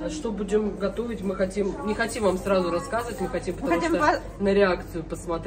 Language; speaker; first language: Russian; native; Russian